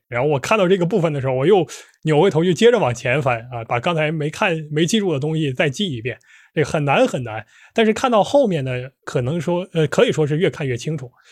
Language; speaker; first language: Chinese; native; Chinese